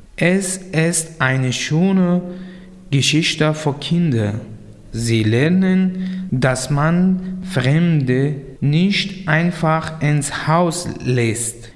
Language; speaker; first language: German; non-native, learner; Persian